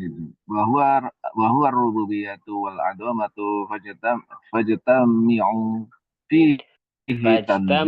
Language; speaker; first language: Arabic; non-native, learner; Indonesian